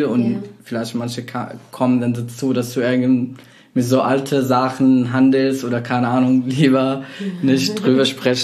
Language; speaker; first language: German; non-native, fluent; Arabic